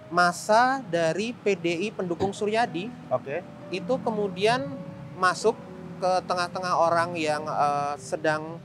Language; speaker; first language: Indonesian; native; Indonesian